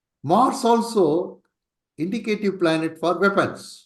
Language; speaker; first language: English; non-native, local second language; Tamil